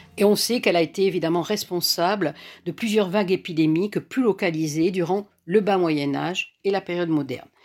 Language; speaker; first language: French; native; French